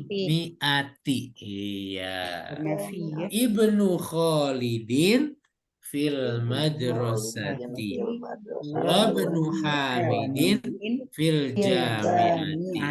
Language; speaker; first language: Arabic; non-native, fluent; Indonesian